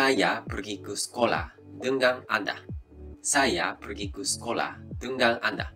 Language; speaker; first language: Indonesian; non-native, fluent; Japanese